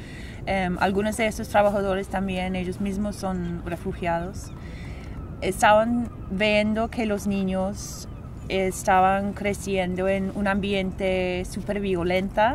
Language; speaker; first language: Spanish; non-native, fluent; English